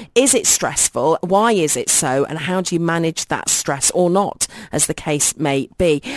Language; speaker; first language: English; native; English